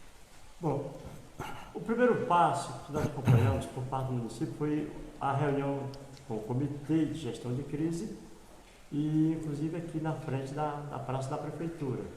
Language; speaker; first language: Portuguese; native; Portuguese